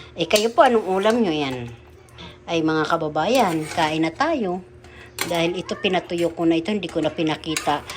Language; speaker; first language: Filipino; non-native, local second language; Cebuano